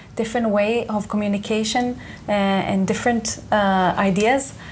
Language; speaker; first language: English; non-native, fluent; Hebrew